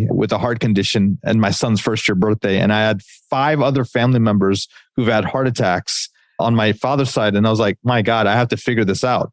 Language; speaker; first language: English; native; English